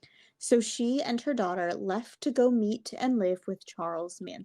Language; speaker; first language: English; native; English